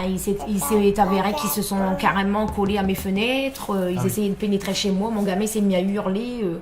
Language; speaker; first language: French; native; French